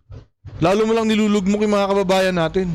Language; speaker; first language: Filipino; native; Filipino